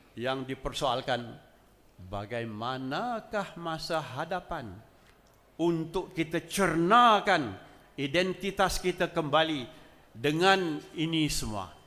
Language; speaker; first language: Malay; native; Malay